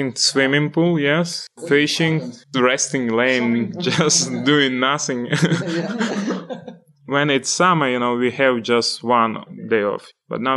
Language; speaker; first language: English; non-native, fluent; Ukrainian